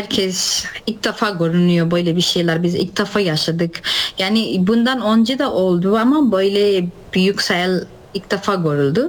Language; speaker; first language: Turkish; non-native, learner; Nepali